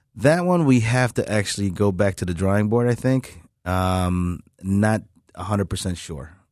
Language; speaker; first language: English; native; English